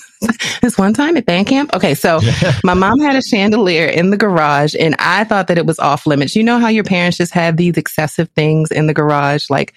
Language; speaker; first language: English; native; English